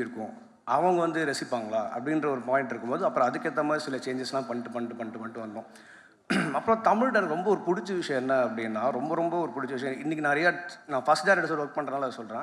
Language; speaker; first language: Tamil; native; Tamil